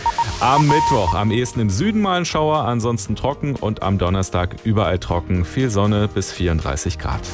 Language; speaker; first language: German; native; German